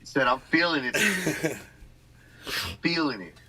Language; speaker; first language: English; native; English